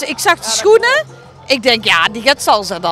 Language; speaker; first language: Dutch; native; Dutch